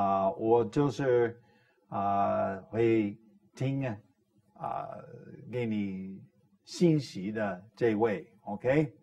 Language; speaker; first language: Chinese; non-native, fluent; English